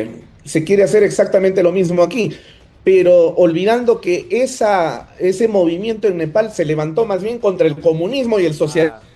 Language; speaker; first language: Spanish; native; Spanish